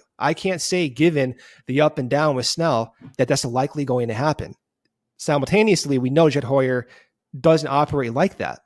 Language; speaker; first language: English; native; English